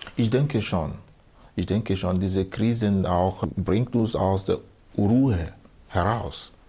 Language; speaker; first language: German; non-native, fluent; Igbo